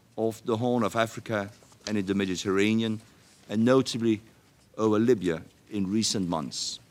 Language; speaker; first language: English; non-native, fluent; Danish